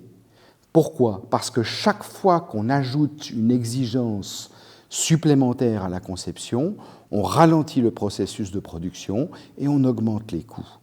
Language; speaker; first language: French; native; French